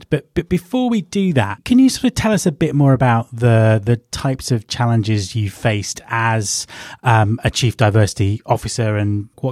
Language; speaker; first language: English; native; English